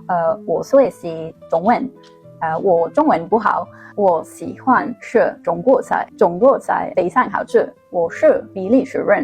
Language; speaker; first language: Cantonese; non-native, learner; Dutch